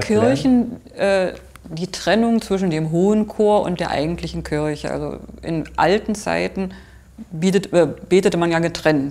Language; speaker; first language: German; native; German